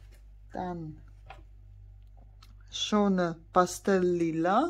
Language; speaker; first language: German; non-native, fluent; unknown